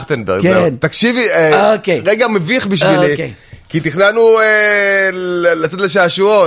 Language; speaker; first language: Hebrew; native; Hebrew